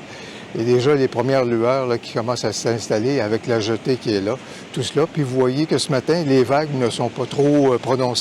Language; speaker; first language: French; native; French